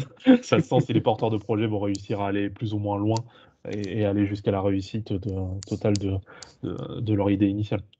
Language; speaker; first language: French; native; French